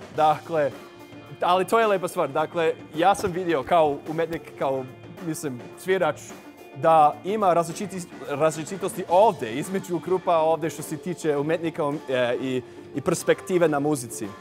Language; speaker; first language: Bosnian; non-native, learner; English